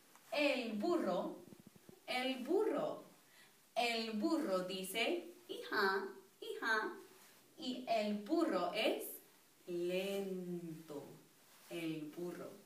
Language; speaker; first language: Spanish; non-native, fluent; English